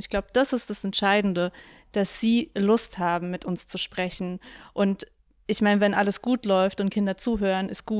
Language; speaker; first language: German; native; German